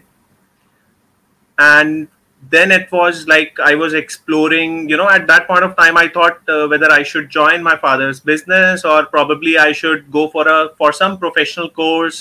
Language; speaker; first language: English; non-native, local second language; Hindi